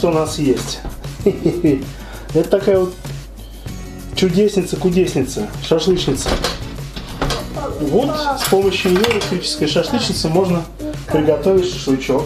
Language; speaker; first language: Russian; native; Russian